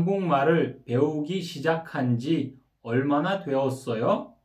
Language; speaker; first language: Korean; non-native, fluent; Kyrgyz